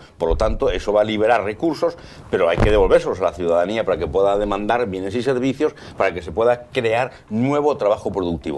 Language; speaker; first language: Spanish; native; Spanish